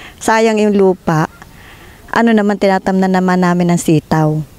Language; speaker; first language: Filipino; native; Filipino